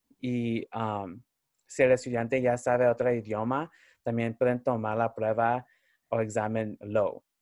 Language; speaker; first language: Spanish; early bilingual, heritage; Spanish